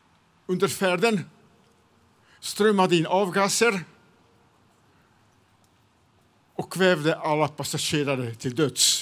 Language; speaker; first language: Swedish; non-native, fluent; Serbian